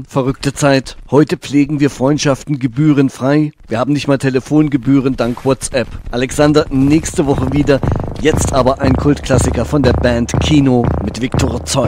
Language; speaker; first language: German; native; German